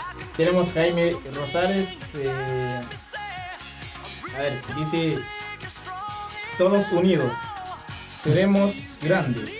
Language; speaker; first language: Spanish; non-native, learner; Haitian Creole